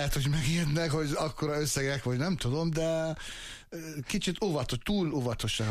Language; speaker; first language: Hungarian; non-native, fluent; Arabic